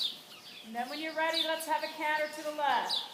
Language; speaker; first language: English; native; English